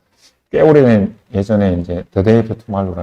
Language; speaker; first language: Korean; native; Korean